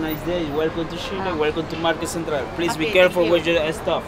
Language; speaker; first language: English; non-native, learner; Spanish